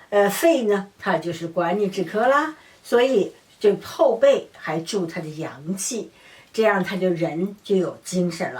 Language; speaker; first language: Chinese; native; Chinese